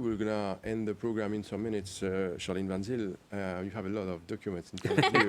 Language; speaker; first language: English; non-native, local second language; Morisyen